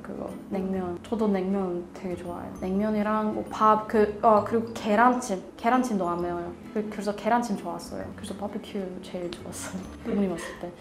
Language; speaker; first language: Korean; non-native, learner; Swedish